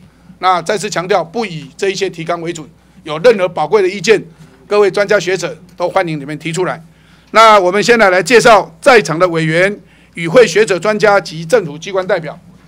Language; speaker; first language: Chinese; native; Chinese